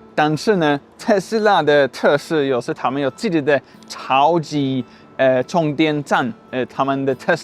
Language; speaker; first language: Chinese; non-native, fluent; Swedish